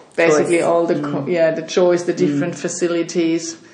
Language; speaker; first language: English; non-native, fluent; German